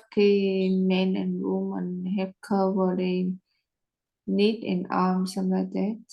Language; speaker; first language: English; non-native, learner; Vietnamese